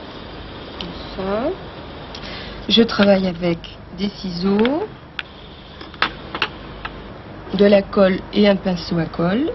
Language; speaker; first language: French; native; French